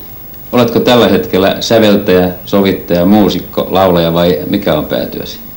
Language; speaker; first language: Finnish; native; Finnish